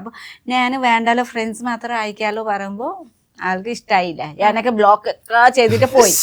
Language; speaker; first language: Malayalam; non-native, fluent; Nepali